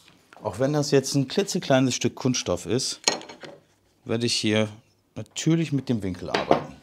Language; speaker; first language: German; native; German